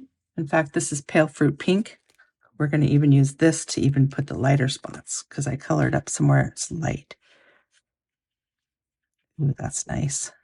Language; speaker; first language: English; native; English